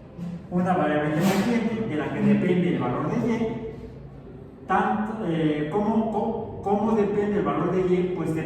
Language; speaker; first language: Spanish; native; Spanish